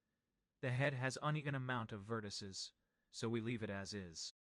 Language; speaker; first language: English; non-native, fluent; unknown